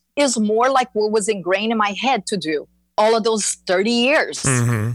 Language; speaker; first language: English; non-native, fluent; Portuguese